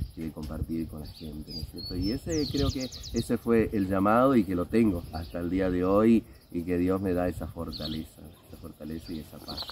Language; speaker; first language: Spanish; native; Spanish